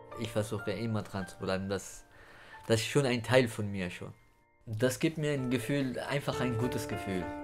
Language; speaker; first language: German; non-native, fluent; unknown